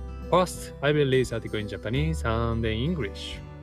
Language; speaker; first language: English; non-native, learner; Japanese